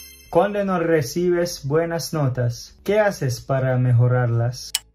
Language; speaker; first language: Spanish; non-native, fluent; English